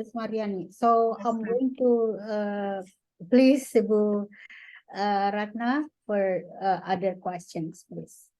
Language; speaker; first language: English; non-native, fluent; Indonesian